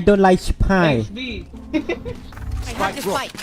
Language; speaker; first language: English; non-native, learner; Thai